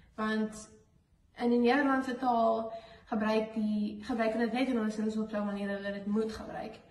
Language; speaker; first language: Afrikaans; native; Afrikaans